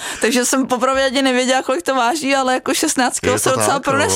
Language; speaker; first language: Czech; native; Czech